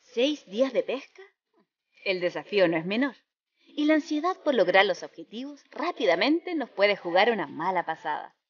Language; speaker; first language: Spanish; native; Spanish